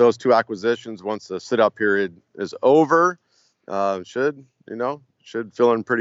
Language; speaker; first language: English; native; English